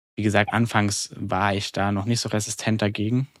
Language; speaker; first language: German; native; German